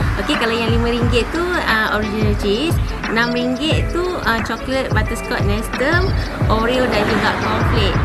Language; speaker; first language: Malay; native; Malay